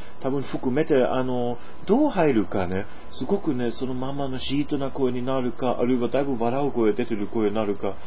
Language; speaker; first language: Japanese; non-native, fluent; German